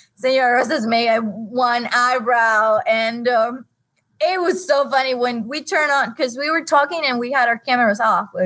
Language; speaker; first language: English; non-native, fluent; Spanish